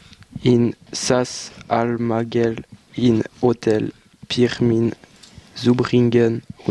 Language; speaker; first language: German; non-native, learner; French